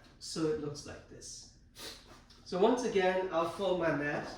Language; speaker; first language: English; native; English